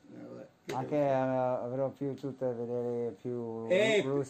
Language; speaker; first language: Italian; non-native, learner; English